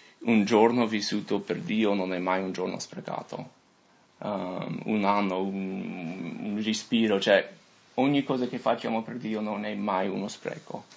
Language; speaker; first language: Italian; non-native, fluent; English